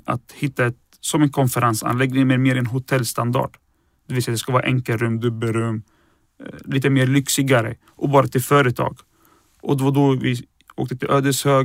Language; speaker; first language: Swedish; early bilingual, other home language; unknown